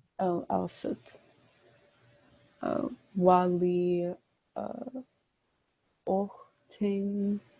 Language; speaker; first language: Arabic; non-native, learner; English